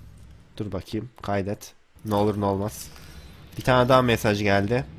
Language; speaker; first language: Turkish; native; Turkish